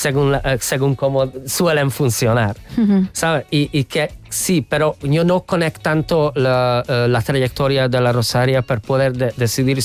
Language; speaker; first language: Catalan; non-native, fluent; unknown